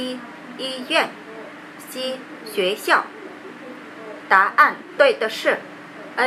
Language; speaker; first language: Chinese; non-native, learner; Vietnamese